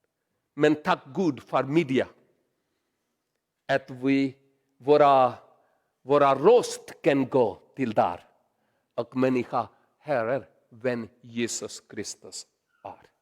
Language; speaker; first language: Swedish; non-native, learner; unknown